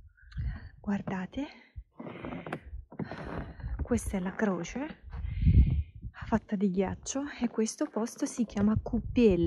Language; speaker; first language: Italian; non-native, fluent; Russian